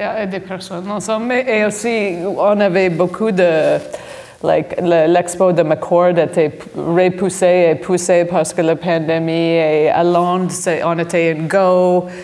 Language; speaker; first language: French; non-native, fluent; English